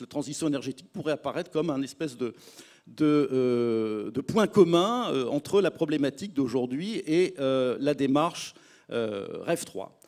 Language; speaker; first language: French; native; French